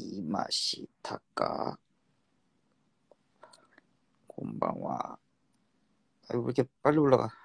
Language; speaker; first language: Japanese; non-native, learner; Korean